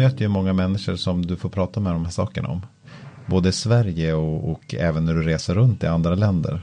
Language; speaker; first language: Swedish; native; Swedish